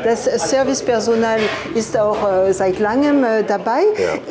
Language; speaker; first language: German; non-native, fluent; French